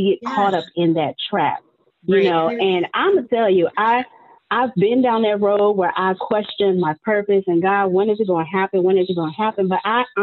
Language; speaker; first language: English; native; English